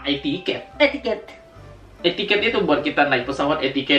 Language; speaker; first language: Indonesian; native; Indonesian